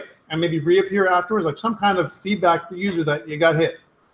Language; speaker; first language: English; native; English